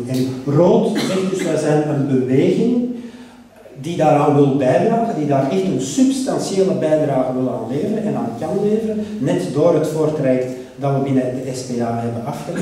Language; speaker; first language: Dutch; native; Dutch